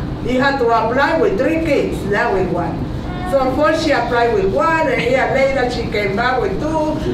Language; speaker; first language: English; non-native, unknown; Spanish